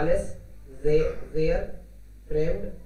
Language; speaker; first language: German; non-native, learner; Hindi